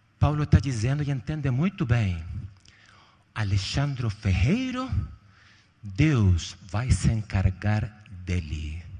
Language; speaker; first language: Portuguese; non-native, fluent; Spanish